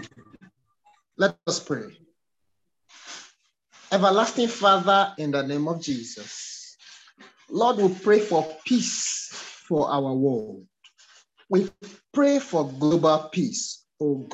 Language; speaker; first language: English; non-native, local second language; Yoruba